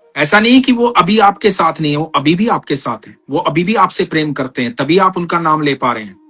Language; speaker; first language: Hindi; native; Hindi